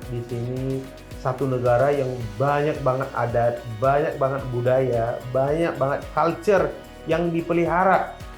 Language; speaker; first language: Indonesian; non-native, fluent; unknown